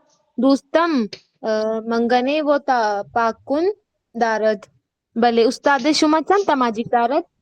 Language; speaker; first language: Persian; non-native, learner; Urdu